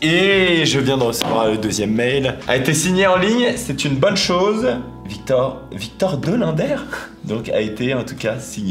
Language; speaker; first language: French; native; French